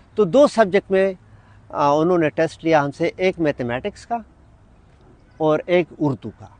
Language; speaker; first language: Urdu; non-native, local second language; Pashto